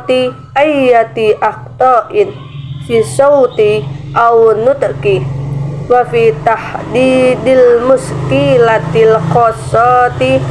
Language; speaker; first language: Arabic; non-native, learner; Indonesian